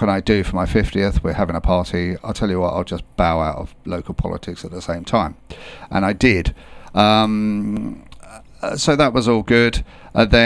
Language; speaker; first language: English; native; English